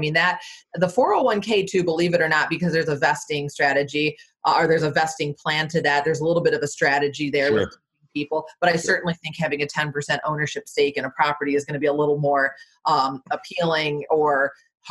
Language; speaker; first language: English; native; English